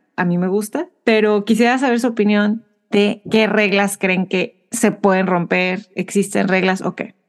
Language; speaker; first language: Spanish; native; Spanish